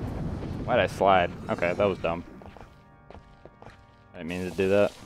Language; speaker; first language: English; native; English